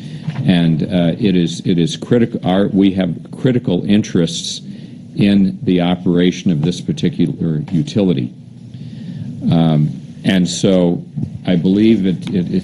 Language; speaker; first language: English; native; English